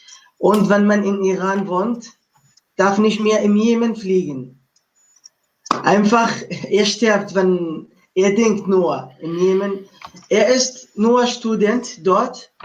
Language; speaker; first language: German; non-native, learner; Arabic